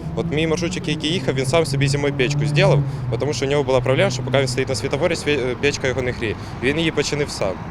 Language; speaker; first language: Ukrainian; native; Ukrainian